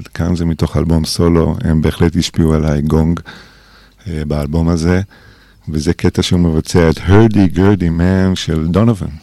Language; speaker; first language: Hebrew; early bilingual, other home language; English